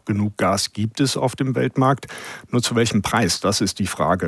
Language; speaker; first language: German; native; German